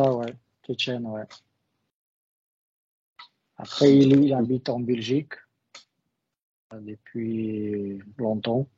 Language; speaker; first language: French; non-native, learner; Russian